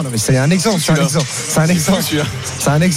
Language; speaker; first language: French; native; French